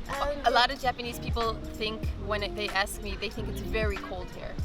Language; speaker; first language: English; non-native, fluent; Polish